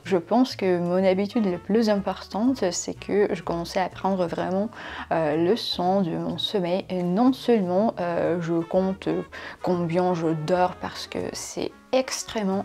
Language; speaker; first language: French; non-native, fluent; Russian